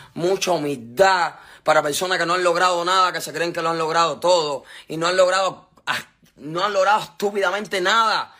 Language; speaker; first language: Spanish; native; Spanish